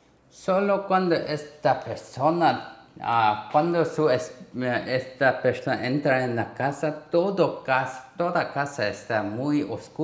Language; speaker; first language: Spanish; non-native, learner; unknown